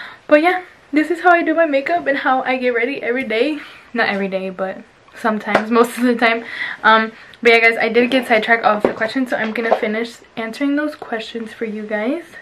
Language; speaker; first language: English; early bilingual, other home language; Spanish